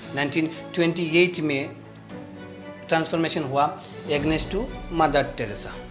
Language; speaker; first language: Hindi; non-native, local second language; Bangla